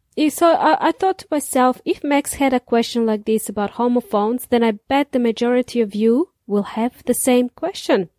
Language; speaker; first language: English; non-native, fluent; Serbian